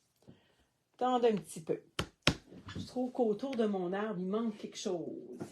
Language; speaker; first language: French; native; French